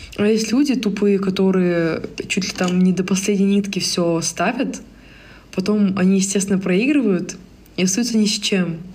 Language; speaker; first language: Russian; native; Russian